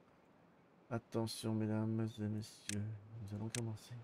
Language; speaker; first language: French; native; French